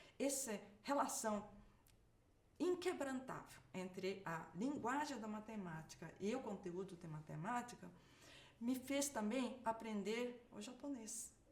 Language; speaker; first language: Portuguese; early bilingual, other home language; Japanese